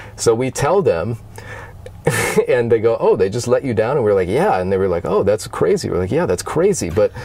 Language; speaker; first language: English; native; English